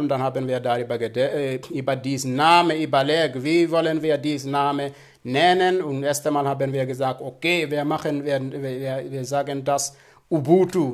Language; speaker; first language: German; non-native, fluent; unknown